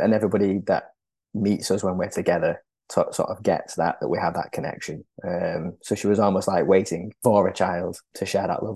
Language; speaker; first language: English; native; English